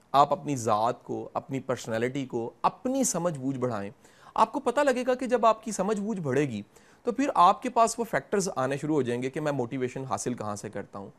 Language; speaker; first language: Urdu; non-native, local second language; Punjabi